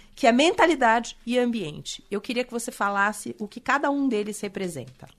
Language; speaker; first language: Portuguese; native; Portuguese